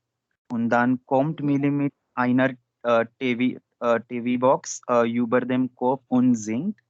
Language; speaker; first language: German; non-native, learner; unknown